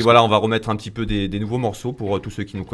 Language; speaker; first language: French; native; French